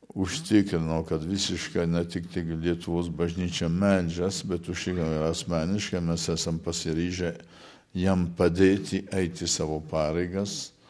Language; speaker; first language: Lithuanian; early bilingual, heritage; Lithuanian